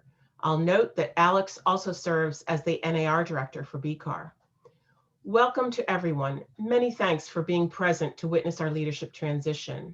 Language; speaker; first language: English; native; English